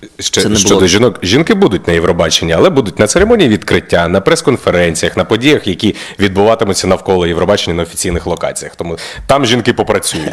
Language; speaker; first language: Ukrainian; native; Ukrainian